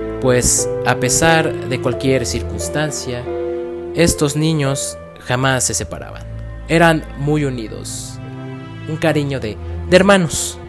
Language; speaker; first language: Spanish; native; Spanish